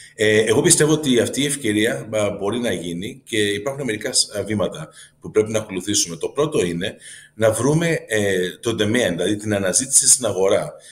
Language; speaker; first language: Greek; early bilingual, heritage; Greek